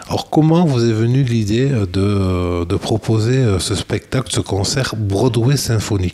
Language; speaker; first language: French; native; French